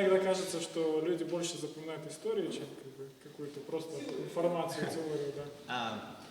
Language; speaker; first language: Russian; native; Russian